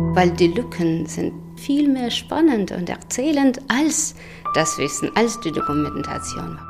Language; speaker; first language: German; non-native, fluent; Russian